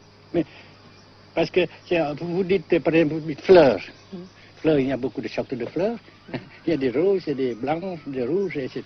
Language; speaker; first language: French; non-native, fluent; Vietnamese